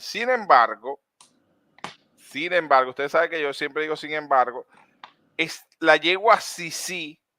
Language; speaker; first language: Spanish; native; Spanish